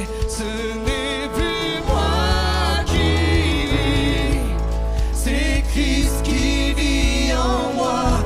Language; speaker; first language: French; native; French